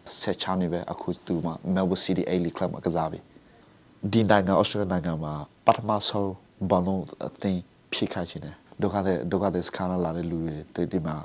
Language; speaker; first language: Burmese; non-native, local second language; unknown